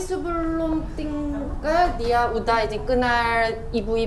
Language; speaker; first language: Indonesian; non-native, learner; Korean